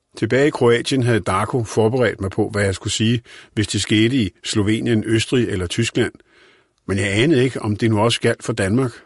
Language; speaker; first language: Danish; native; Danish